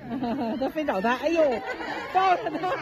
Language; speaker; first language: Chinese; native; Chinese